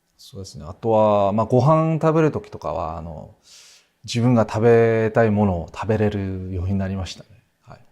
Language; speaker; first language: Japanese; non-native, fluent; Korean